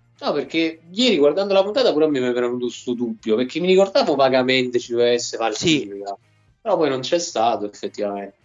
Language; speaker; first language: Italian; native; Italian